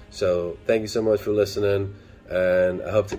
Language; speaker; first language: English; early bilingual, other home language; Spanish